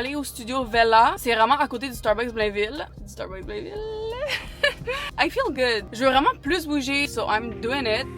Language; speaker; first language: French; native; French